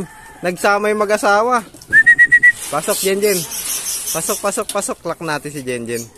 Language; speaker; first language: Filipino; native; Filipino